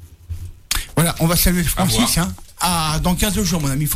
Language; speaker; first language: French; native; French